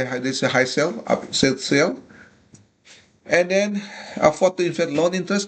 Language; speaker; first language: English; non-native, fluent; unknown